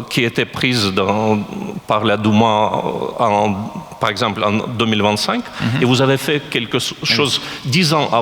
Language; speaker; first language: French; non-native, fluent; Russian